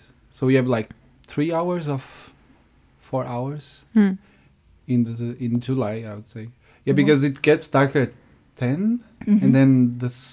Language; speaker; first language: English; non-native, fluent; Portuguese